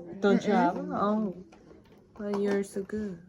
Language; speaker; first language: English; non-native, learner; Korean